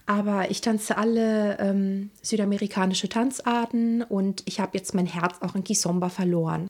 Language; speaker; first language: German; non-native, fluent; Italian